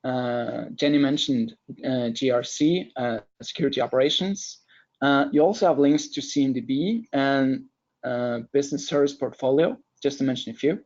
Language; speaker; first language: English; non-native, fluent; Norwegian